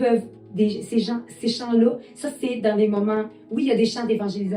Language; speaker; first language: French; native; French